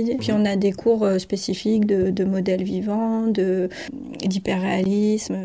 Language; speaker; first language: French; native; French